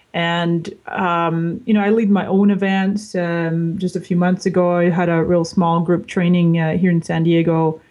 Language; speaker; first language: English; native; English